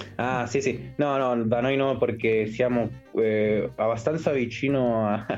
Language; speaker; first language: Italian; non-native, fluent; Spanish